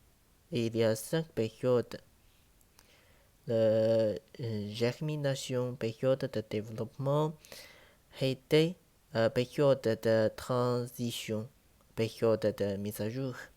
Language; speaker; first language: French; non-native, learner; Chinese